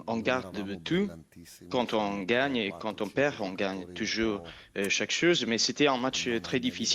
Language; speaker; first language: French; non-native, fluent; Italian